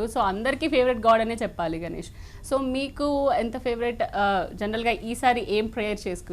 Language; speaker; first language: Telugu; native; Telugu